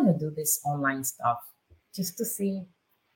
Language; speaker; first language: English; non-native, fluent; Spanish